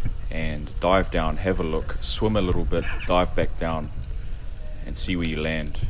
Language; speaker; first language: English; native; English